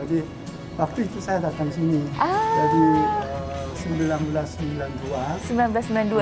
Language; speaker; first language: Indonesian; non-native, fluent; Korean